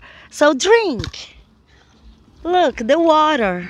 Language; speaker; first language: English; non-native, fluent; Portuguese